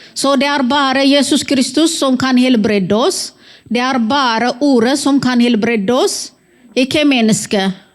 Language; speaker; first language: Norwegian; non-native, fluent; Amharic